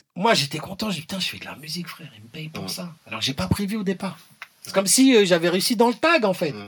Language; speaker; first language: French; native; French